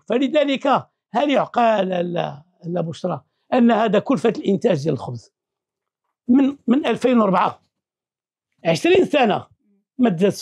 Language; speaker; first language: Arabic; native; Arabic